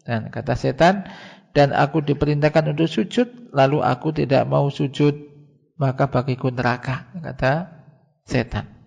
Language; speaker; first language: Indonesian; native; Indonesian